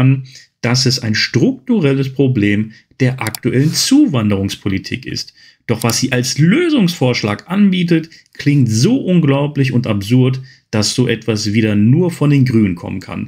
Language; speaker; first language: German; native; German